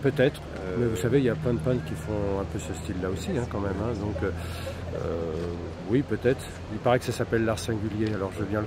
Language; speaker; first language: French; native; French